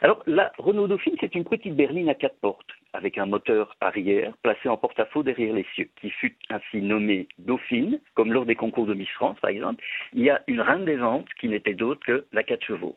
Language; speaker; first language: French; native; French